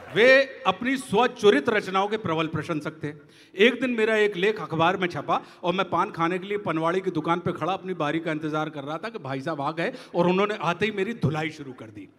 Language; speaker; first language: Hindi; native; Hindi